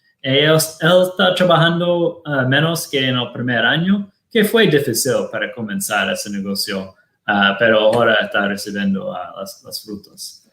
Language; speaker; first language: Spanish; non-native, fluent; Portuguese